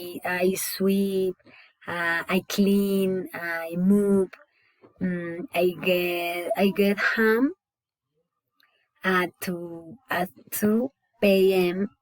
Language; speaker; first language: English; non-native, learner; Spanish